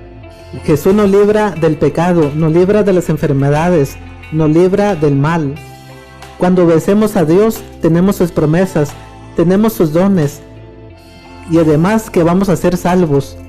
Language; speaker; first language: Spanish; native; Spanish